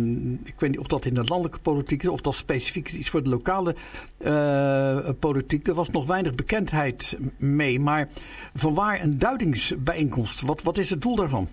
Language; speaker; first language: Dutch; native; Dutch